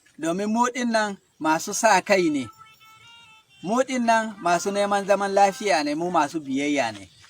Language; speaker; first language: Hausa; non-native, local second language; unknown